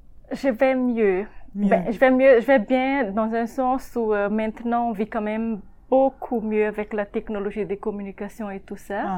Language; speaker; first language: French; non-native, local second language; Malagasy